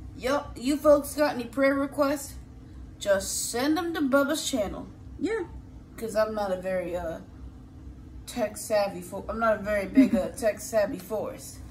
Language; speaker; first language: English; native; English